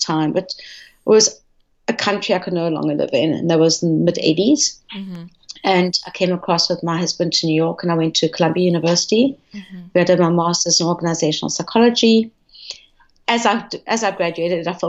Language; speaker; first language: English; native; English